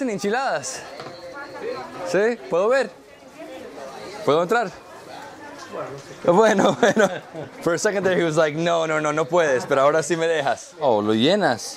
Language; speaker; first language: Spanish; early bilingual, heritage; Spanish